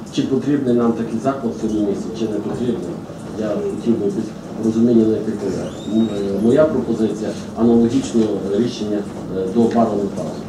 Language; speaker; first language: Ukrainian; native; Ukrainian